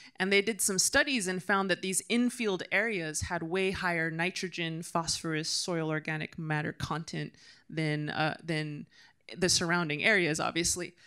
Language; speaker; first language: English; native; English